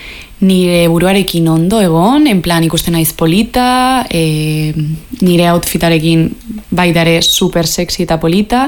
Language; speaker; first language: Basque; non-native, local second language; Spanish